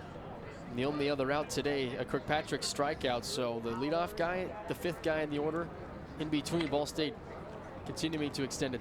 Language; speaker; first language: English; native; English